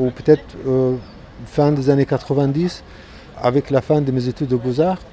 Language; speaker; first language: French; non-native, fluent; Arabic